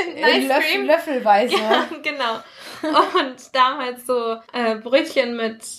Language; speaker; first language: German; early bilingual, other home language; Spanish